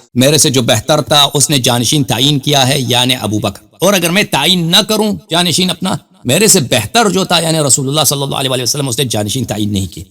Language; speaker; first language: Urdu; non-native, fluent; Persian